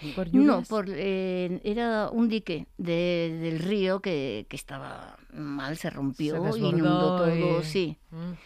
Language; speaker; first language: Spanish; native; Spanish